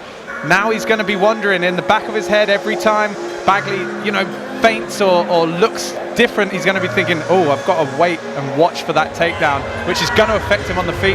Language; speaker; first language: English; native; English